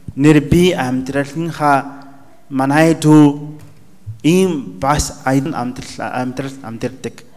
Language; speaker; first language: Mongolian; non-native, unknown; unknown